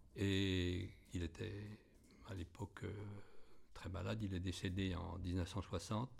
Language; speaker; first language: French; native; French